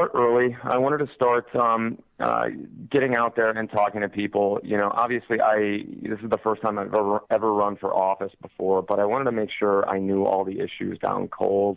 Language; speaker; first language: English; native; English